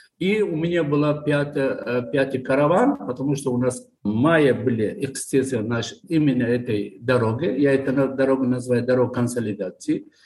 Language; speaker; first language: Russian; non-native, local second language; Tajik